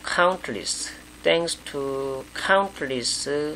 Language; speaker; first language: English; non-native, fluent; Korean